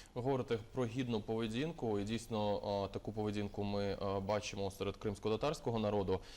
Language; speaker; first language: Ukrainian; native; Ukrainian